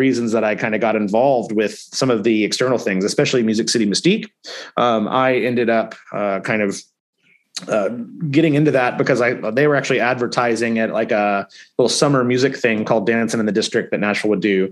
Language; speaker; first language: English; native; English